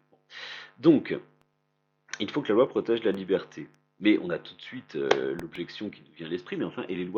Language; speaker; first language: French; native; French